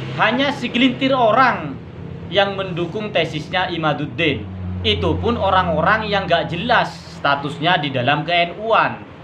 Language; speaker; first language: Indonesian; non-native, local second language; Madurese